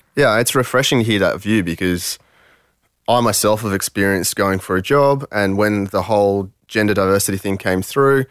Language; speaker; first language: English; early bilingual, other home language; French